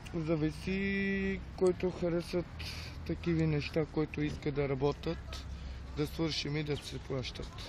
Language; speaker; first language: Bulgarian; non-native, local second language; Romany